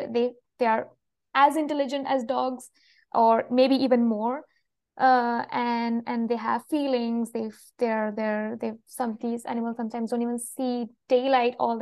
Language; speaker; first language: English; non-native, local second language; Malayalam